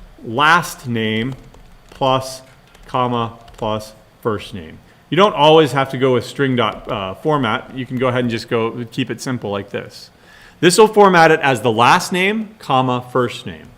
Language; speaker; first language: English; native; English